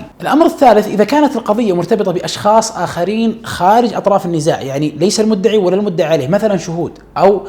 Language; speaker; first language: Arabic; native; Arabic